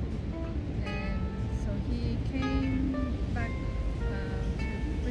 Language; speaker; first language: English; non-native, local second language; Japanese